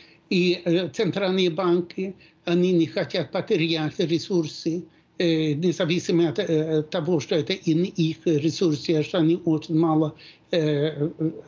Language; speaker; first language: Russian; non-native, fluent; Swedish